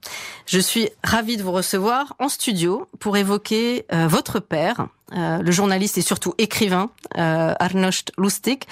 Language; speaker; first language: French; native; French